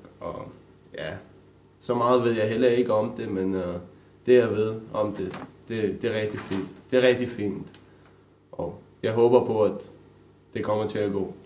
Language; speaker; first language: Danish; early bilingual, other home language; Romanian